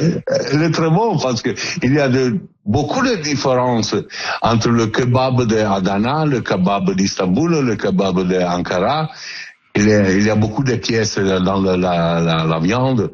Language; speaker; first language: French; non-native, learner; Italian